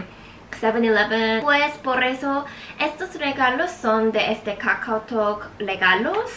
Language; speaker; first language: Spanish; non-native, learner; Korean